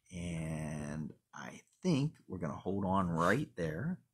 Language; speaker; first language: English; native; English